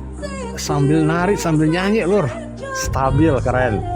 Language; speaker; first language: Indonesian; native; Indonesian